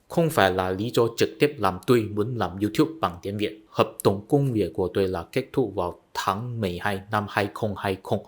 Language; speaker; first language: Vietnamese; non-native, fluent; Chinese